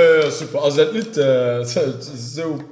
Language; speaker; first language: German; native; German